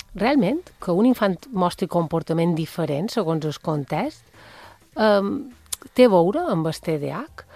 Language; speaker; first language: Catalan; native; Catalan